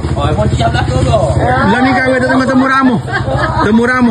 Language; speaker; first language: Malay; native; Malay